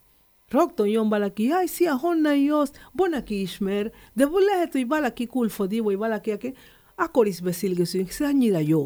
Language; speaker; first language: Hungarian; non-native, fluent; Spanish